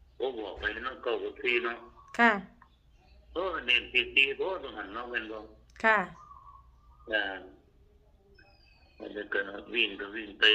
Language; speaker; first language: Thai; non-native, local second language; Northeastern Thai